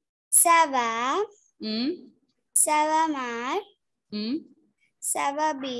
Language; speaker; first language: French; non-native, learner; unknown